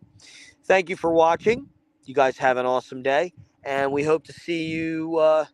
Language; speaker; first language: English; native; English